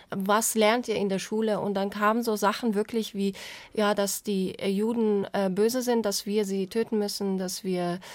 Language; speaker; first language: German; non-native, fluent; Persian